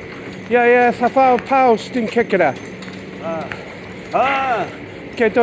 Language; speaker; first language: Greek; non-native, learner; English